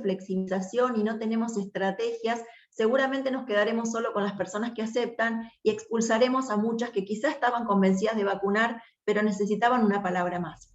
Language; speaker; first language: Spanish; native; Spanish